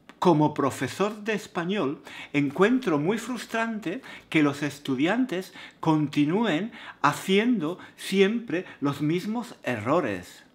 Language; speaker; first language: Spanish; native; Spanish